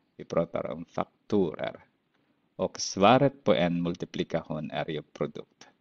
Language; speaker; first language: Swedish; non-native, fluent; Filipino